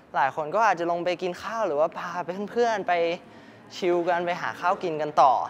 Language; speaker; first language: Thai; early bilingual, heritage; Thai